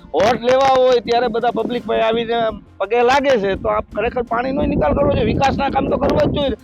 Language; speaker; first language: Gujarati; native; Gujarati